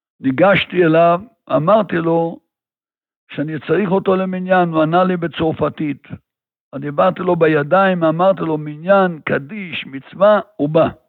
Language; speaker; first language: Hebrew; native; Hebrew